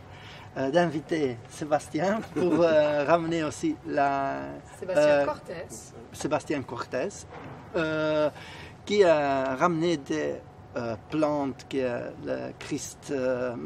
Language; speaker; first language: French; non-native, fluent; Spanish